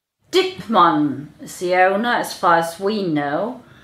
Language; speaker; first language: English; non-native, fluent; German